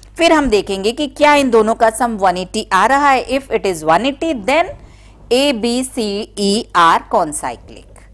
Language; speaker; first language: Hindi; native; Hindi